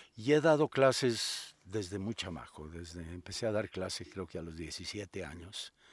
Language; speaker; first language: Spanish; native; Spanish